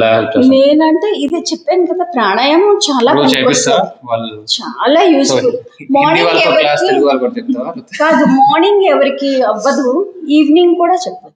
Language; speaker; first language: Telugu; native; Telugu